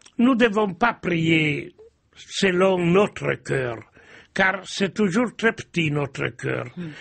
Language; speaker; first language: French; non-native, fluent; Italian